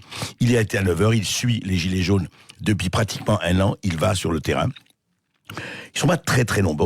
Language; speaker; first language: French; native; French